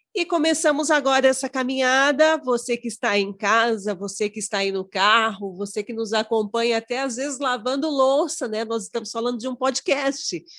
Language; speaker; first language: Portuguese; native; Portuguese